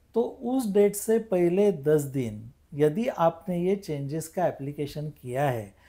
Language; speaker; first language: Hindi; non-native, local second language; Marathi